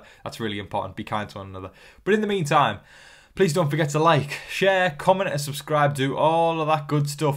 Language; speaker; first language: English; native; English